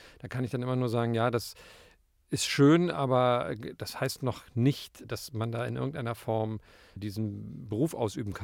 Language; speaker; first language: German; native; German